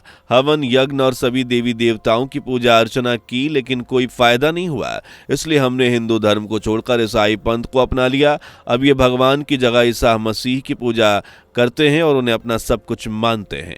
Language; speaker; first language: Hindi; native; Hindi